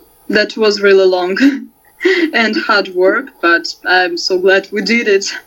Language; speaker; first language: English; non-native, fluent; Russian